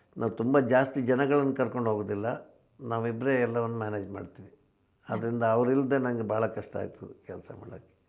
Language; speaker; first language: Kannada; non-native, local second language; Konkani